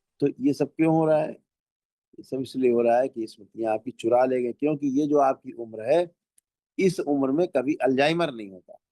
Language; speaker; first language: Hindi; native; Hindi